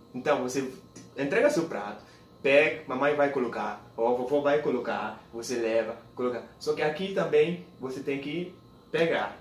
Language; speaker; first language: Portuguese; non-native, fluent; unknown